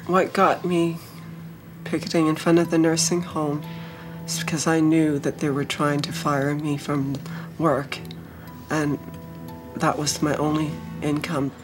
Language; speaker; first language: English; early bilingual, other home language; Vietnamese